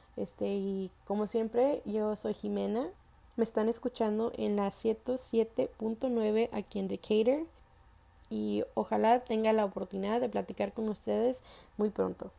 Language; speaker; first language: Spanish; early bilingual, heritage; Spanish